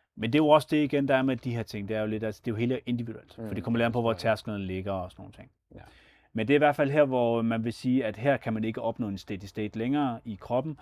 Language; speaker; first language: Danish; native; Danish